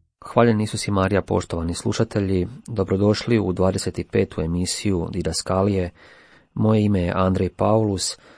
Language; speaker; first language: Croatian; native; Croatian